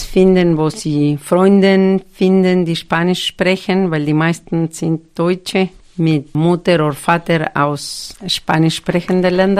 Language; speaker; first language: German; non-native, fluent; Spanish